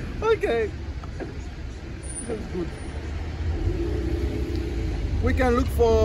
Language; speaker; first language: English; non-native, learner; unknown